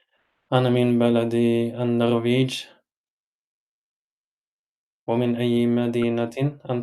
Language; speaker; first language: Arabic; non-native, learner; Norwegian